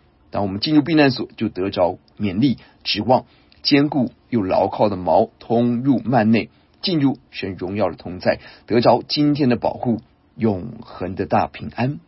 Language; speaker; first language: Chinese; native; Chinese